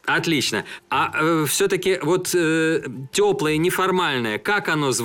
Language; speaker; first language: Russian; native; Russian